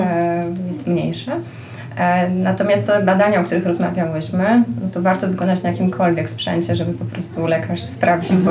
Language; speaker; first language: Polish; native; Polish